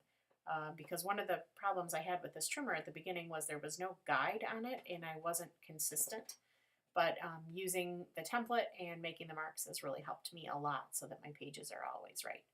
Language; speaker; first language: English; native; English